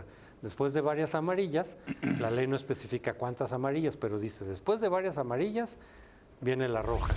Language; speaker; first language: Spanish; native; Spanish